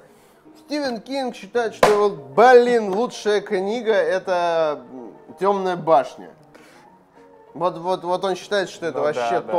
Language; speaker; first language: Russian; native; Russian